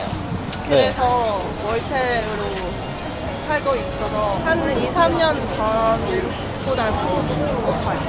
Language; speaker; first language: Korean; non-native, fluent; Cantonese